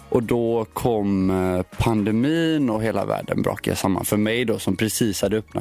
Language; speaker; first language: Swedish; native; Swedish